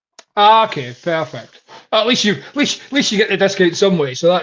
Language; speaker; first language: English; native; English